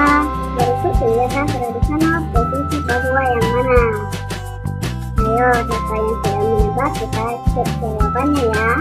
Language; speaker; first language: Indonesian; native; Indonesian